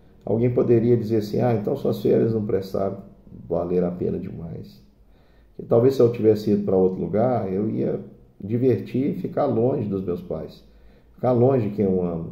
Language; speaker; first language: Portuguese; native; Portuguese